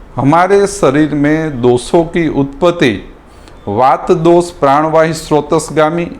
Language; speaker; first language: Hindi; non-native, local second language; Gujarati